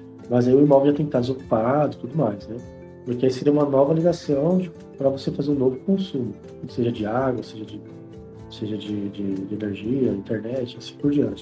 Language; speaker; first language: Portuguese; native; Portuguese